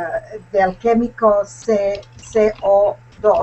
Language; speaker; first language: Spanish; non-native, learner; English